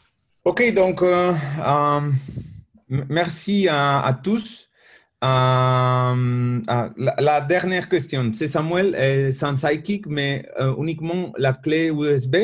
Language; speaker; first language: French; non-native, learner; Spanish